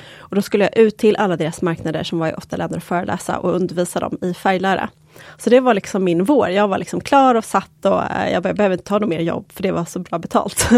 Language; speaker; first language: Swedish; early bilingual, other home language; Polish